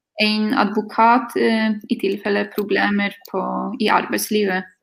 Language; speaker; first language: Norwegian; non-native, fluent; Polish